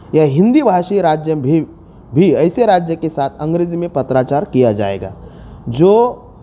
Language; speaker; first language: Hindi; non-native, local second language; Marathi